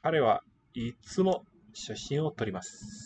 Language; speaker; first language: Japanese; non-native, learner; English